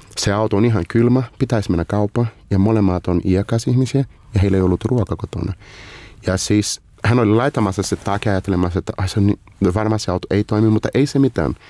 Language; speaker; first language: Finnish; non-native, learner; Portuguese